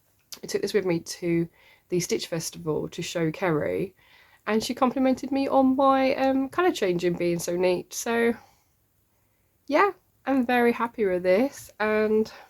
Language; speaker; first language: English; native; English